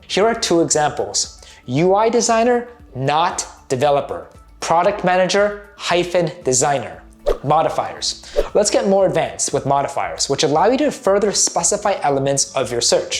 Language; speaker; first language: English; native; English